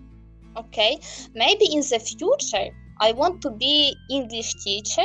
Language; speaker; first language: English; non-native, learner; Ukrainian